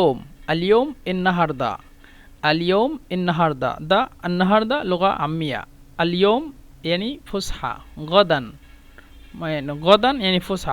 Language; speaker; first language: Arabic; non-native, fluent; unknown